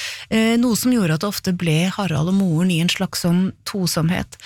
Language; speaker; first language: Norwegian; native; Norwegian